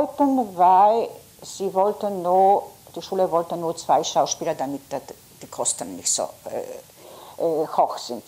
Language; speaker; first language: German; non-native, fluent; Polish